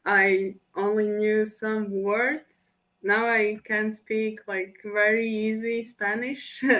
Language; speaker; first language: English; non-native, fluent; Latvian